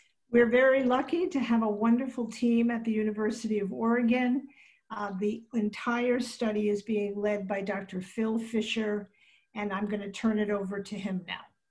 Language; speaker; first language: English; native; English